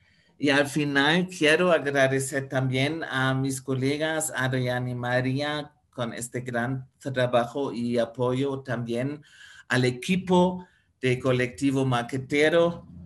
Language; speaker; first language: Spanish; non-native, fluent; German